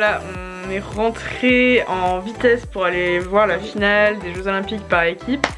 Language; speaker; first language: French; native; French